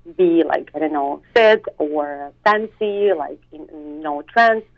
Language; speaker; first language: English; non-native, fluent; Russian